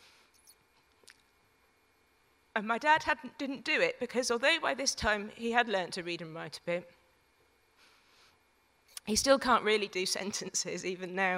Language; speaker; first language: English; native; English